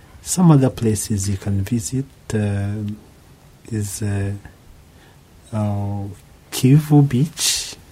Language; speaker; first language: English; non-native, local second language; Kinyarwanda